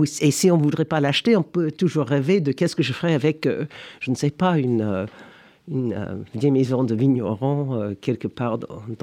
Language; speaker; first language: French; non-native, fluent; English